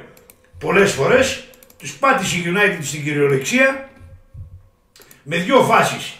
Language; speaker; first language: Greek; native; Greek